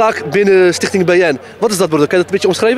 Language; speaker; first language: Dutch; native; Dutch